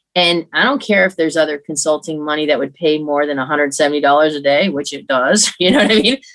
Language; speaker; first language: English; native; English